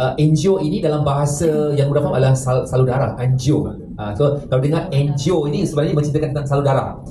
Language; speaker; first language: Malay; native; Malay